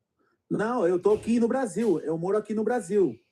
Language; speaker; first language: Portuguese; non-native, learner; Spanish